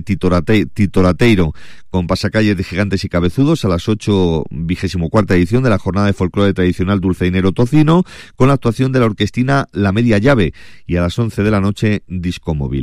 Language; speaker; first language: Spanish; native; Spanish